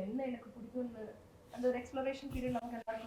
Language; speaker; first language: Tamil; non-native, fluent; Malayalam